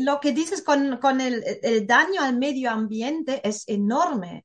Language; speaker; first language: Spanish; non-native, fluent; German